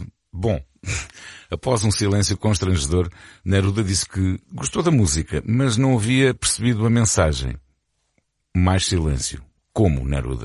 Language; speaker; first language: Portuguese; native; Portuguese